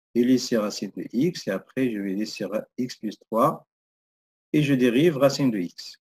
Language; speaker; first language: French; non-native, local second language; Arabic